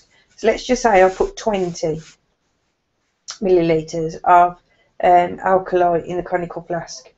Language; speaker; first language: English; native; English